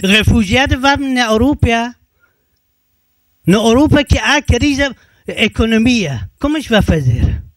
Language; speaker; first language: Portuguese; non-native, learner; Turkish